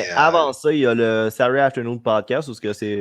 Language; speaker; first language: French; native; French